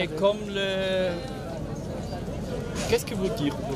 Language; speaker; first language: French; non-native, learner; German